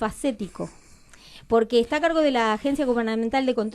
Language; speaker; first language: Spanish; native; Spanish